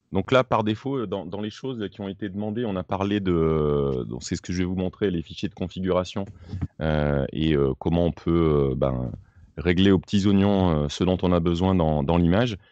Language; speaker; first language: French; native; French